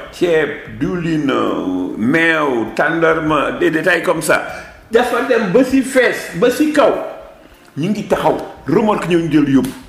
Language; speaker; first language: Wolof; non-native, local second language; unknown